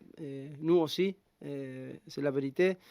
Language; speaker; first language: French; non-native, fluent; Spanish